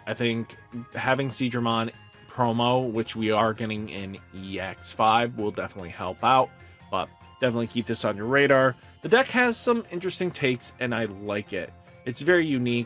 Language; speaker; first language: English; native; English